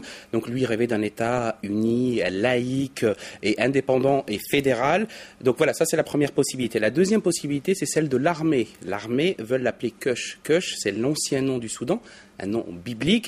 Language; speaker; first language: French; native; French